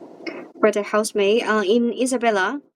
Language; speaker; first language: English; non-native, fluent; Cantonese